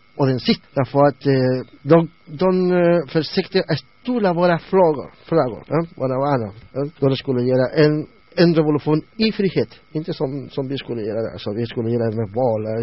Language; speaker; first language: Swedish; non-native, learner; Spanish